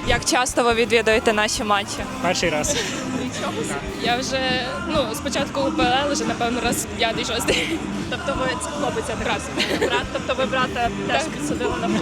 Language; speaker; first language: Ukrainian; native; Ukrainian